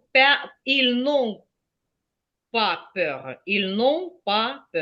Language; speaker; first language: French; non-native, fluent; Ukrainian